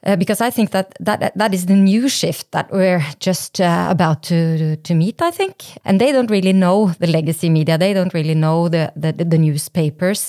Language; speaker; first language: English; non-native, fluent; Norwegian